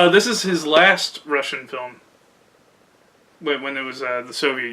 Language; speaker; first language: English; native; English